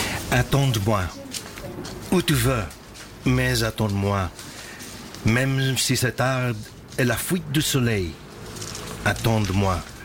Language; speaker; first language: French; non-native, fluent; English